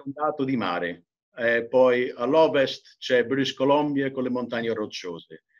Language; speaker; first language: Italian; early bilingual, heritage; English